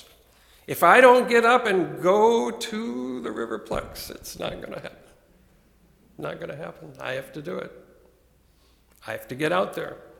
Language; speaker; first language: English; native; English